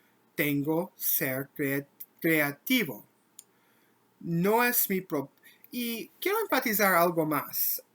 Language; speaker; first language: Spanish; non-native, learner; English